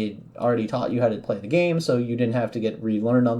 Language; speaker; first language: English; native; English